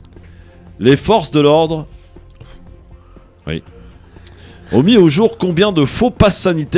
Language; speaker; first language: French; native; French